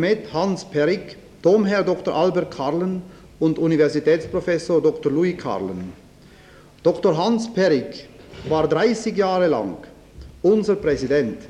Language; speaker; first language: German; native; German